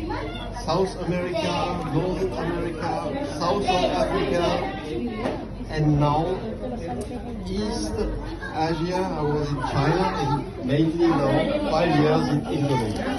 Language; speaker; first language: English; non-native, fluent; French